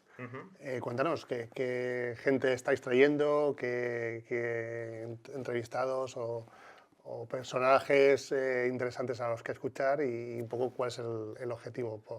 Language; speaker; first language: Spanish; native; Spanish